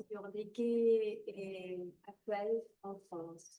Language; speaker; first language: French; non-native, learner; Spanish